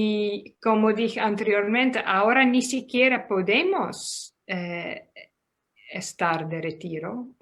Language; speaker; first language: Spanish; non-native, fluent; Dutch